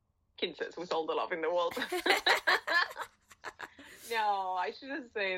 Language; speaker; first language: English; non-native, fluent; Catalan